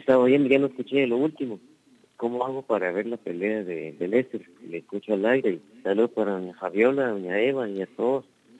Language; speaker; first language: Spanish; native; Spanish